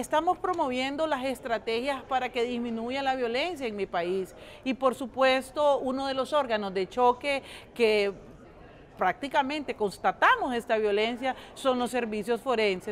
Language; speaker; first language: Spanish; native; Spanish